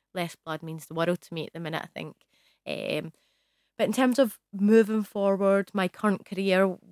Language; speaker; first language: English; native; English